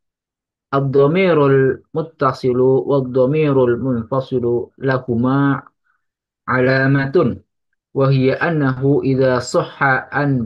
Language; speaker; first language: Arabic; non-native, learner; Indonesian